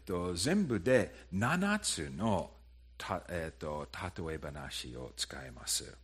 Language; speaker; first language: Japanese; non-native, fluent; English